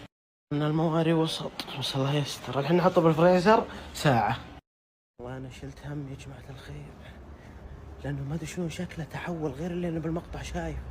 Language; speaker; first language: Arabic; native; Arabic